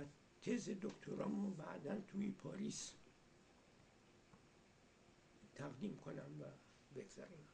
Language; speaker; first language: Persian; early bilingual, heritage; Persian